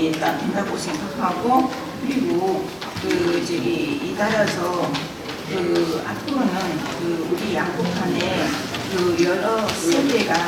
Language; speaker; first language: Korean; non-native, fluent; Vietnamese